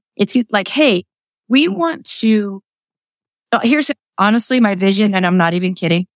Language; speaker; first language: English; native; English